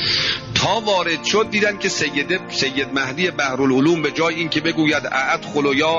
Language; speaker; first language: Persian; native; Persian